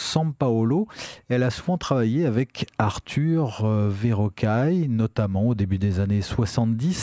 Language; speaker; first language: French; native; French